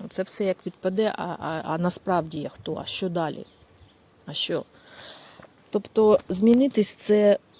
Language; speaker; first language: Ukrainian; non-native, local second language; Russian